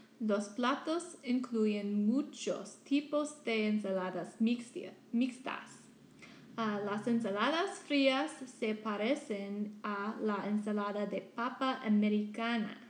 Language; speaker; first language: Spanish; non-native, learner; English